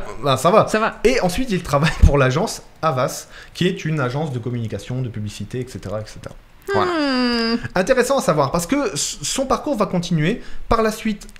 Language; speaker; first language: French; native; French